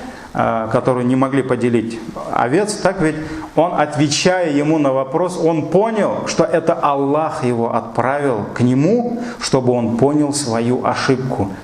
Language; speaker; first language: Russian; non-native, local second language; Tatar